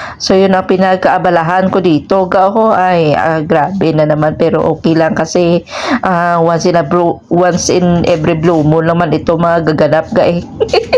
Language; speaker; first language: Filipino; non-native, local second language; Hiligaynon